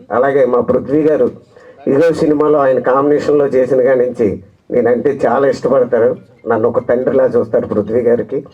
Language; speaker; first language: Telugu; native; Telugu